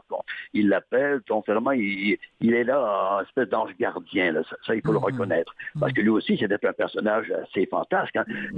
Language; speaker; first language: French; native; French